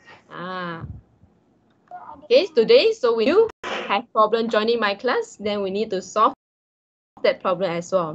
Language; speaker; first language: English; non-native, local second language; Malay